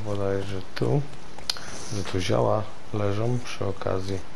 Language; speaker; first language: Polish; native; Polish